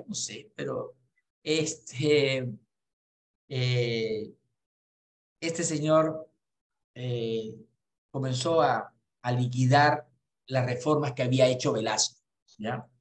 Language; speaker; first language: Spanish; native; Spanish